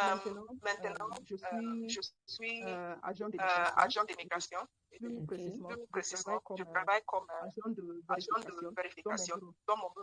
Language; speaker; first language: French; non-native, learner; Yoruba